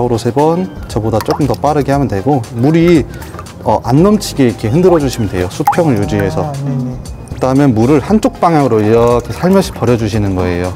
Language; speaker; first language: Korean; native; Korean